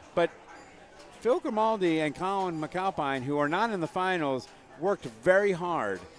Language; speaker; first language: English; native; English